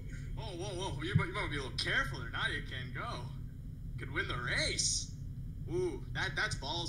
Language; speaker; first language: English; native; English